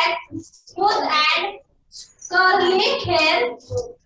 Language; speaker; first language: English; non-native, learner; Marathi